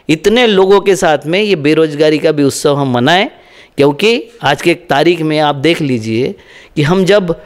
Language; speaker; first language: Hindi; non-native, local second language; Marathi